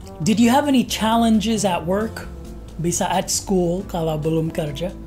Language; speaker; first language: English; native; English